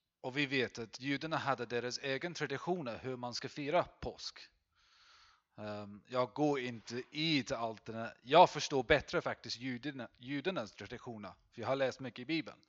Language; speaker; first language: Swedish; non-native, fluent; English